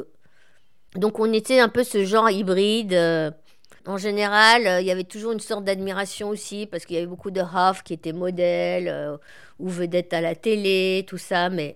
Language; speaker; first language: French; native; French